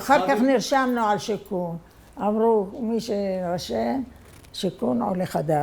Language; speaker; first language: Hebrew; non-native, fluent; Arabic